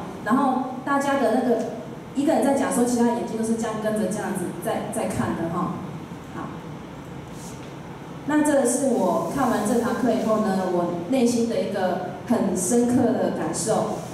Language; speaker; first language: Chinese; native; Chinese